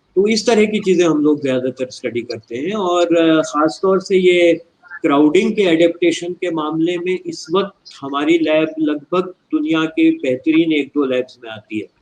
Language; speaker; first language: Hindi; native; Hindi